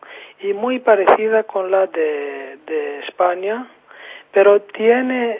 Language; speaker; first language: Spanish; non-native, fluent; Greek